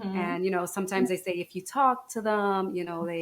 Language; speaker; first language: English; native; English